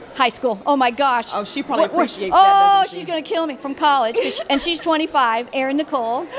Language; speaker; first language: English; native; English